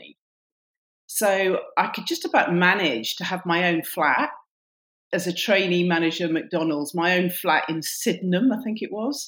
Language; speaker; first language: English; native; English